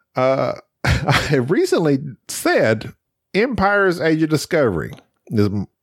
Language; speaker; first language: English; native; English